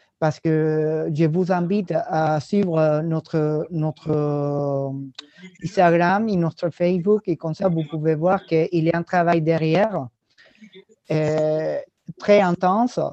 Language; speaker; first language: French; non-native, learner; Spanish